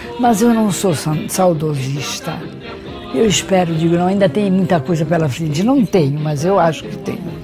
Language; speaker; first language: Portuguese; early bilingual, other home language; Hungarian